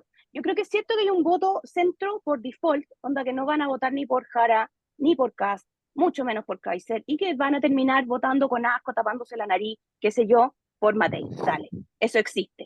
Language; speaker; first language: Spanish; native; Spanish